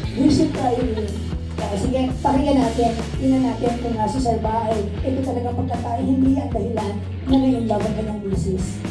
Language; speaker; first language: Filipino; non-native, local second language; Iloko